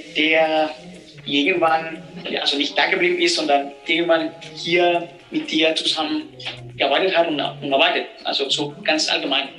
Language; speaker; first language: German; non-native, fluent; Spanish